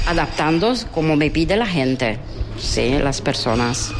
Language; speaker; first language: Spanish; non-native, learner; Romanian